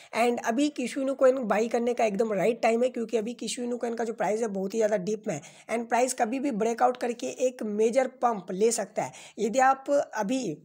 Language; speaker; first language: Hindi; native; Hindi